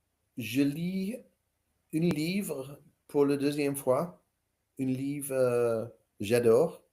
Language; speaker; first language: French; non-native, learner; English